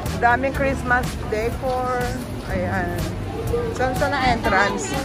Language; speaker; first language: Filipino; native; Filipino